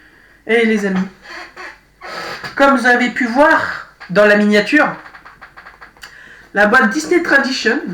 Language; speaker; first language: French; native; French